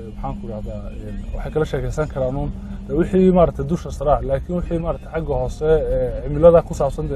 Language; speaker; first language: Somali; early bilingual, other home language; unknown